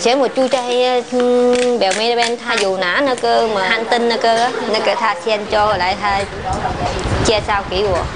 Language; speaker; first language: Chinese; non-native, learner; Vietnamese